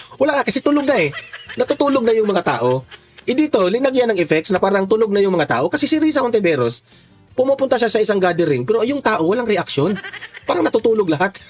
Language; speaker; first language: Filipino; non-native, local second language; Cebuano